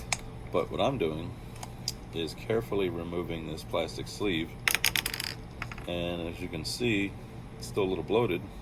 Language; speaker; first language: English; native; English